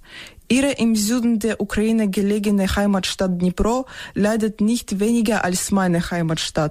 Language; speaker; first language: German; non-native, fluent; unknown